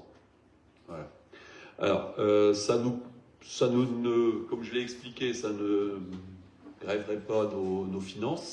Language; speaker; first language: French; native; French